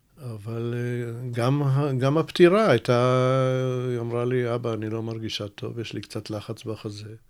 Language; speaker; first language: Hebrew; early bilingual, other home language; Russian